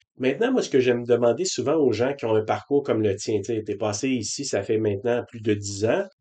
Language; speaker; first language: French; native; French